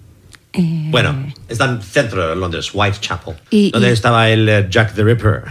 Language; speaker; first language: Spanish; non-native, learner; English